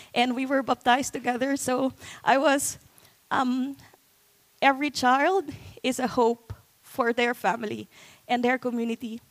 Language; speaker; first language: English; non-native, local second language; Cebuano